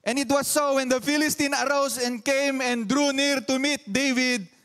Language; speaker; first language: English; non-native, local second language; Filipino